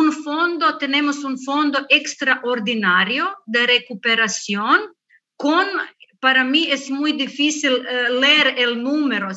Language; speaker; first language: Spanish; non-native, learner; Croatian